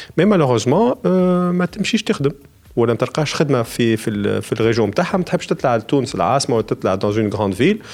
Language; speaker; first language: French; non-native, local second language; Arabic